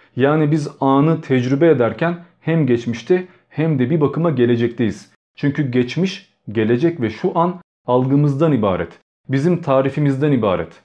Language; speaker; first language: Turkish; early bilingual, other home language; Albanian